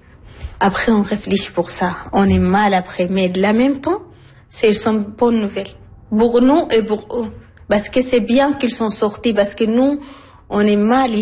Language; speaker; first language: French; non-native, learner; Arabic